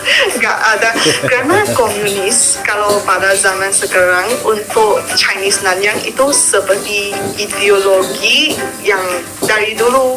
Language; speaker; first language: Indonesian; non-native, fluent; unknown